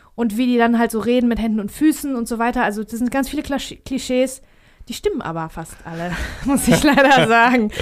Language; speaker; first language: German; early bilingual, heritage; Greek